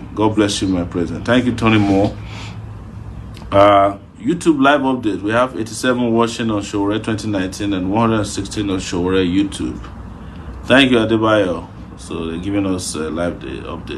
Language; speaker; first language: English; non-native, local second language; Yoruba